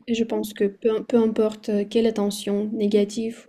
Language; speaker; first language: French; non-native, fluent; Russian